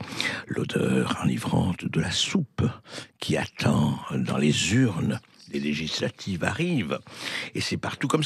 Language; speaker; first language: French; native; French